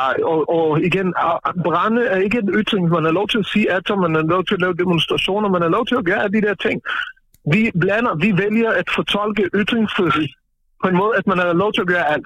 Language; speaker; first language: Danish; non-native, fluent; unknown